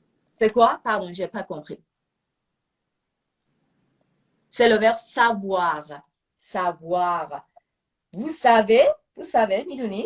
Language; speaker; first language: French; non-native, fluent; Persian